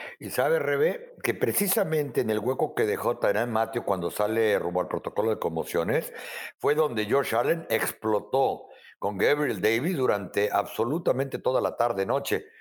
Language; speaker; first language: Spanish; native; Spanish